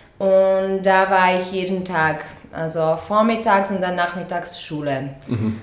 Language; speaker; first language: German; non-native, fluent; Croatian